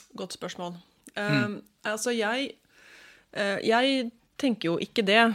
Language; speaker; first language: Norwegian; native; Norwegian